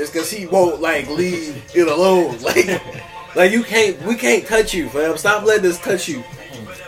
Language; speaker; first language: English; native; English